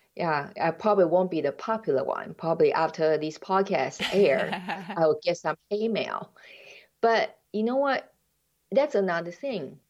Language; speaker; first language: English; non-native, fluent; Chinese